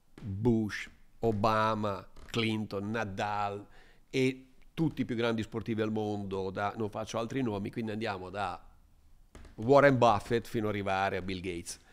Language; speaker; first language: Italian; native; Italian